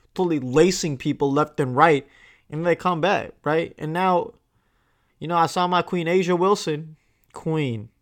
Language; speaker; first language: English; non-native, local second language; Tamil